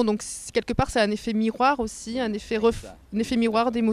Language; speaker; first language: French; native; French